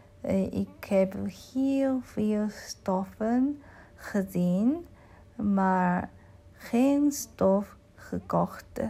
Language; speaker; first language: Dutch; non-native, learner; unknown